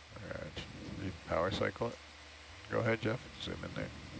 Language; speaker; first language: English; native; English